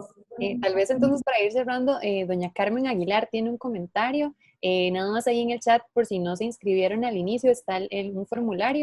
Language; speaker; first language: Spanish; native; Spanish